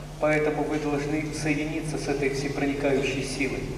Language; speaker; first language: Russian; native; Russian